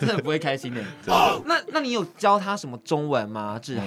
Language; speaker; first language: Chinese; native; Chinese